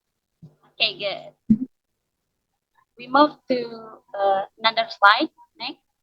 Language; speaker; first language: English; non-native, learner; Indonesian